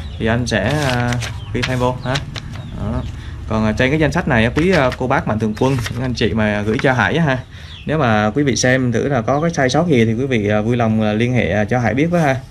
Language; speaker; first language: Vietnamese; native; Vietnamese